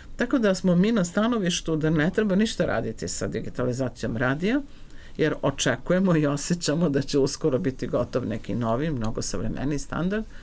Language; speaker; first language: Serbian; native; Serbian